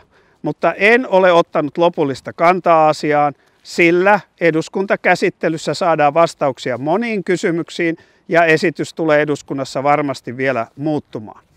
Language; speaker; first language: Finnish; native; Finnish